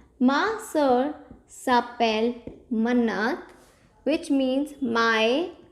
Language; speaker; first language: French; non-native, fluent; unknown